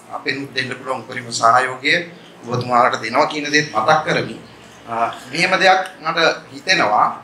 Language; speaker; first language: Sinhala; native; Sinhala